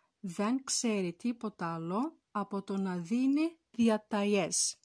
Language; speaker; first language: Greek; non-native, fluent; Turkish